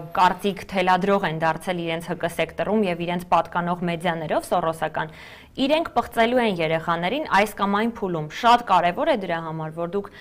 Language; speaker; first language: Armenian; native; Armenian